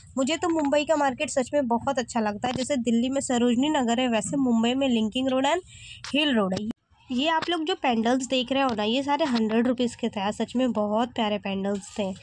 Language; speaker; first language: Hindi; native; Hindi